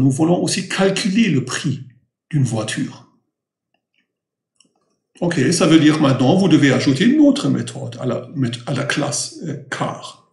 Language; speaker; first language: French; non-native, fluent; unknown